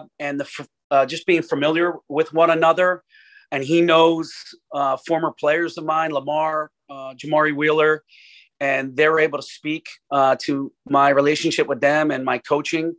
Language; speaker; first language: English; native; English